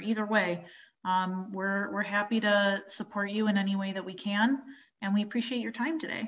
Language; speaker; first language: English; native; English